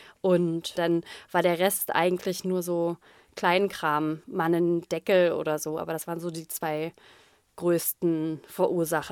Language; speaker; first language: German; native; German